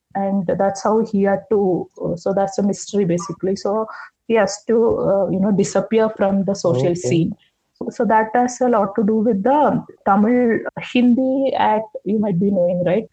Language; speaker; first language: English; non-native, local second language; Malayalam